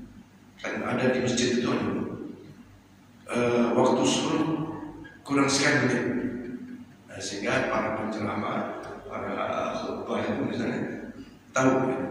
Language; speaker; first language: Indonesian; native; Indonesian